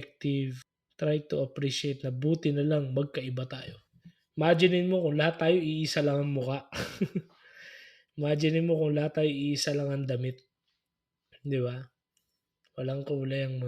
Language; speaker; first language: Filipino; native; Filipino